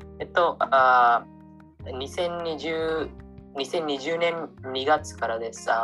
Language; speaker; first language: Japanese; non-native, learner; English